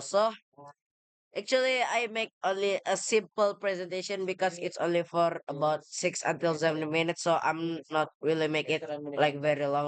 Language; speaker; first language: English; non-native, learner; Indonesian